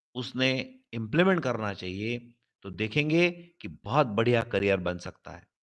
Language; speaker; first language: Hindi; non-native, local second language; Marathi